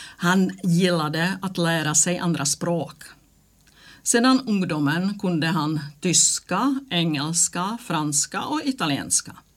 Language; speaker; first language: Swedish; non-native, fluent; Czech